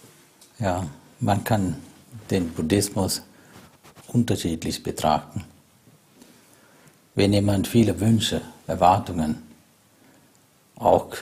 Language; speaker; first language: German; non-native, fluent; Sinhala